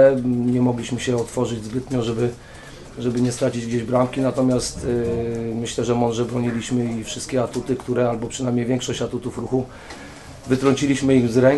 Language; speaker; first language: Polish; native; Polish